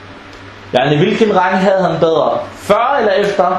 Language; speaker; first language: Danish; non-native, fluent; Arabic